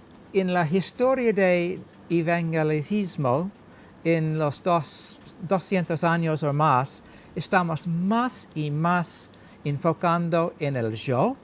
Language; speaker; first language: Spanish; non-native, learner; English